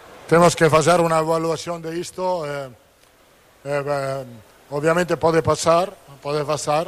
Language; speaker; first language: Portuguese; non-native, learner; Italian